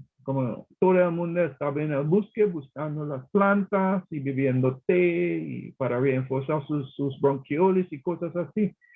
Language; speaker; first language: Spanish; non-native, learner; English